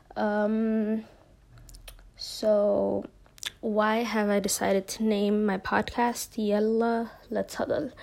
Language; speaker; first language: English; native; English